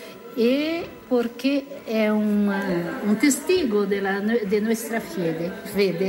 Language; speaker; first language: Spanish; non-native, learner; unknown